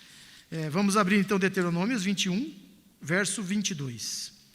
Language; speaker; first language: Portuguese; native; Portuguese